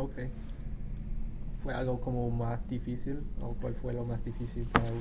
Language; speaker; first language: Spanish; non-native, fluent; English